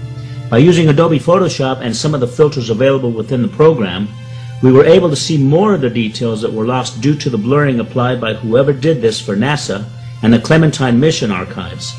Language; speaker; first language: English; native; English